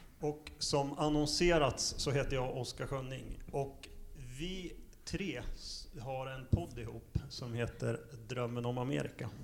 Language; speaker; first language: Swedish; native; Swedish